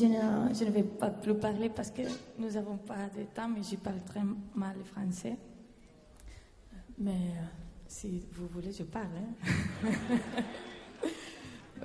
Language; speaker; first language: French; non-native, learner; Spanish